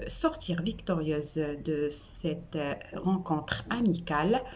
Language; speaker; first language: French; non-native, local second language; Arabic